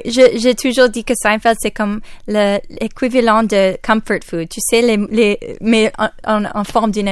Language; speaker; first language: French; non-native, local second language; English